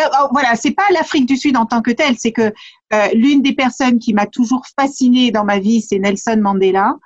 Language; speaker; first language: French; early bilingual, other home language; Kabuverdianu